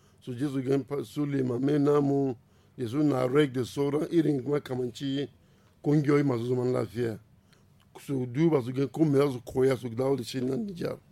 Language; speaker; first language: Hausa; non-native, local second language; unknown